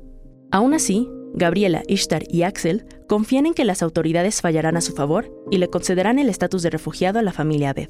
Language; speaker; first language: Spanish; native; Spanish